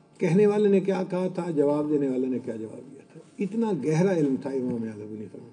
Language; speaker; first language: Urdu; non-native, local second language; Punjabi